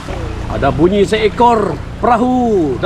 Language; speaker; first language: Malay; non-native, local second language; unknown